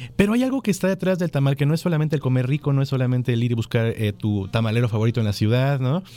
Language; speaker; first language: Spanish; native; Spanish